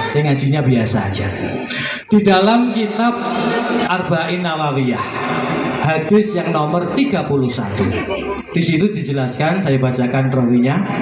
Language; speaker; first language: Indonesian; non-native, local second language; Javanese